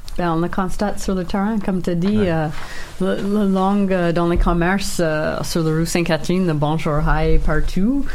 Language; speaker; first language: French; non-native, local second language; English